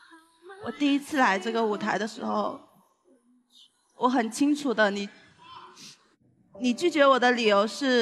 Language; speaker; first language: Chinese; non-native, fluent; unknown